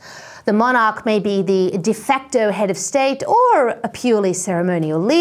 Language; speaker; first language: English; native; English